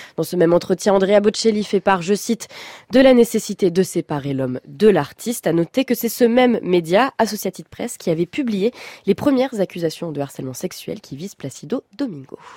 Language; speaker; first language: French; native; French